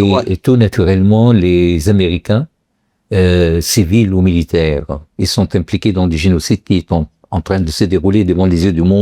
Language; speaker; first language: French; non-native, local second language; Arabic